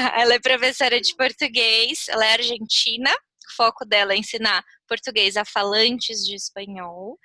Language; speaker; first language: Portuguese; native; Portuguese